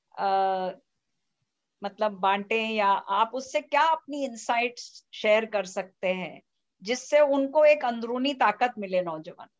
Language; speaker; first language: Hindi; native; Hindi